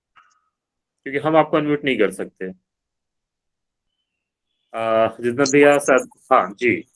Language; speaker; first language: Hindi; native; Hindi